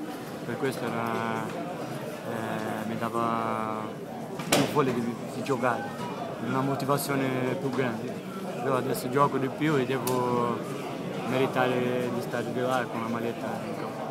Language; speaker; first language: Italian; non-native, fluent; Portuguese